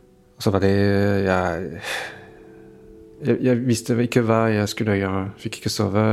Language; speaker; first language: Norwegian; non-native, fluent; French